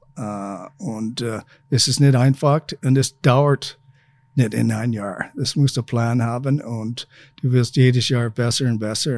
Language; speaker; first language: German; non-native, fluent; English